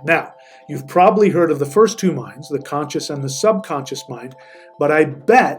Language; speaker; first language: English; native; English